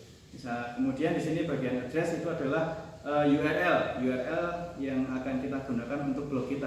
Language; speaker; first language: Indonesian; native; Indonesian